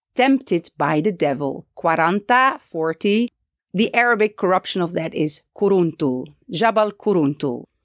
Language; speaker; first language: English; non-native, fluent; Dutch